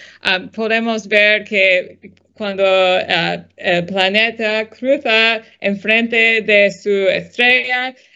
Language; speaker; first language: Spanish; non-native, fluent; English